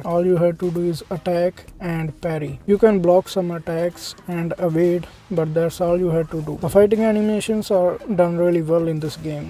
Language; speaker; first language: English; non-native, fluent; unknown